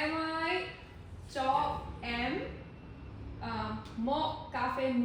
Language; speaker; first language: Vietnamese; non-native, learner; English